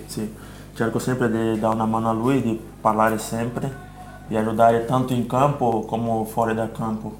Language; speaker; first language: Italian; non-native, fluent; Portuguese